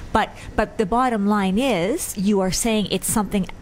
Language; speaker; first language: English; native; English